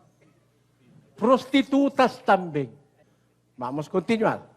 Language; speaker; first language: Portuguese; non-native, learner; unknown